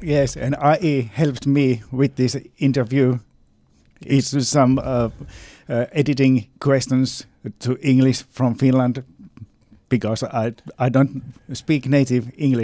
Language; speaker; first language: English; non-native, learner; Finnish